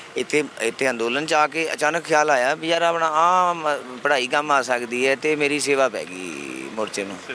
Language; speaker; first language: Punjabi; native; Punjabi